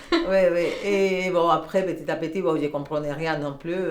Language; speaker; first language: French; non-native, learner; Spanish